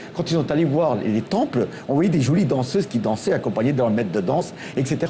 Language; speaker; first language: French; non-native, local second language; Tamil